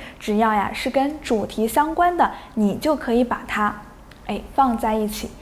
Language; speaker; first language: Chinese; native; Chinese